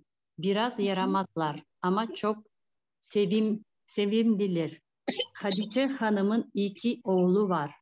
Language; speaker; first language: Turkish; non-native, learner; Kyrgyz